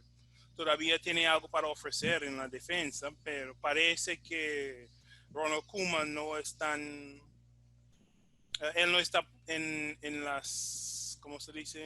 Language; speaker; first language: Spanish; non-native, fluent; English